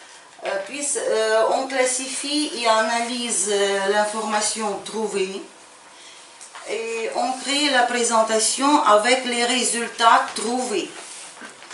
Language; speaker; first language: French; non-native, fluent; Ukrainian